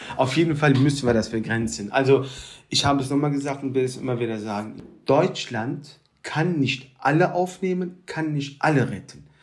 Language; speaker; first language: German; early bilingual, other home language; Turkish